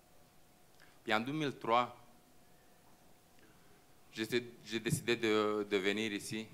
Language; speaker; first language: French; non-native, fluent; Romanian